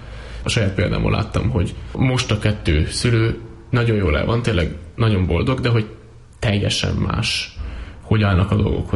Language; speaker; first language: Hungarian; native; Hungarian